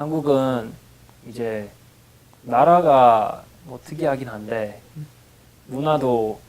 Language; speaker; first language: Korean; non-native, fluent; English